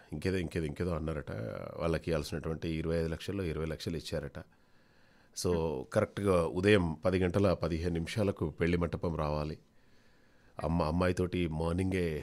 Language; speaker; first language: Telugu; native; Telugu